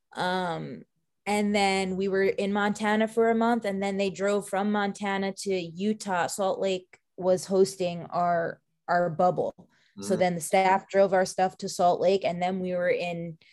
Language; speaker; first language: English; native; English